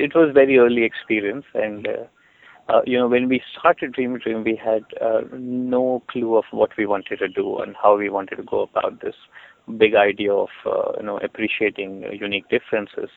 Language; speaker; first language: English; non-native, local second language; Hindi